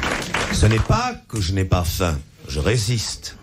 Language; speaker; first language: French; native; French